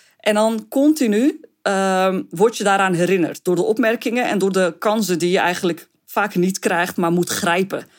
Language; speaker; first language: Dutch; early bilingual, other home language; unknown